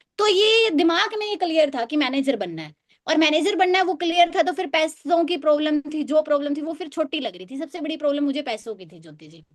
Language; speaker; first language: Hindi; native; Hindi